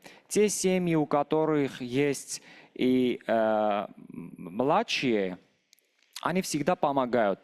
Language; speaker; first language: Russian; non-native, local second language; Armenian